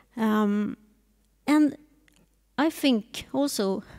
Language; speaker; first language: English; non-native, fluent; Swedish